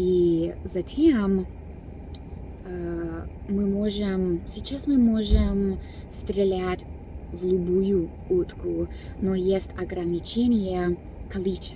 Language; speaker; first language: Russian; non-native, learner; English